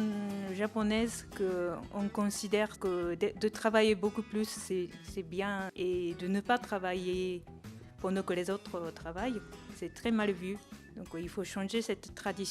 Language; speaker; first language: French; non-native, fluent; Japanese